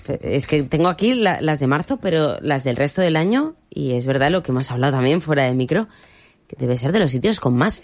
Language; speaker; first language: Spanish; native; Spanish